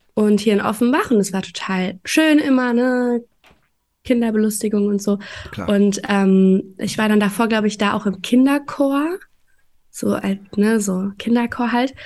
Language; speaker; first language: German; native; German